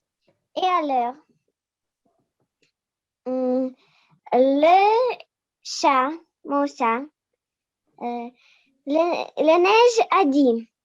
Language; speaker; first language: French; non-native, learner; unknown